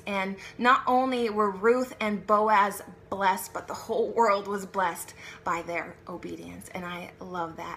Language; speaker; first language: English; native; English